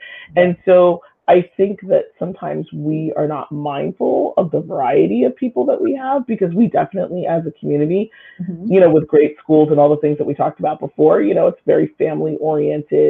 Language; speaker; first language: English; native; English